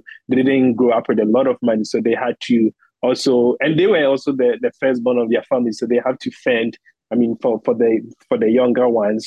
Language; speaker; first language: English; non-native, local second language; Akan